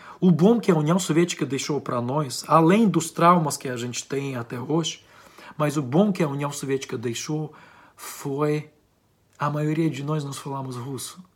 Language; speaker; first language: Portuguese; non-native, fluent; Ukrainian